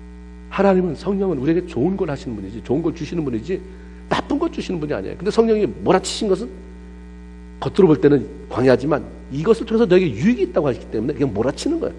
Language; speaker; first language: Korean; native; Korean